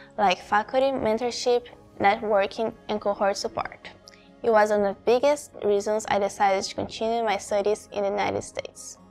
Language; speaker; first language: English; non-native, fluent; Portuguese